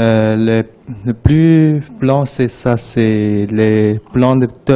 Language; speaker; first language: French; non-native, learner; Chinese